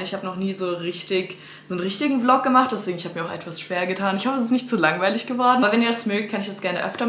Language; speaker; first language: German; native; German